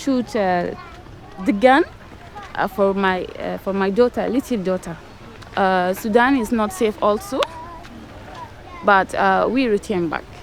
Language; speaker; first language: English; non-native, learner; Arabic